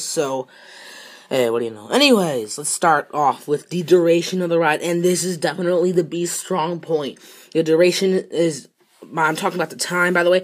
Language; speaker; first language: English; native; English